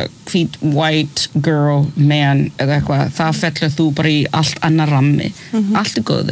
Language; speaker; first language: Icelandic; early bilingual, other home language; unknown